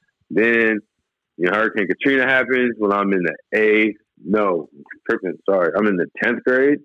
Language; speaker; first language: English; native; English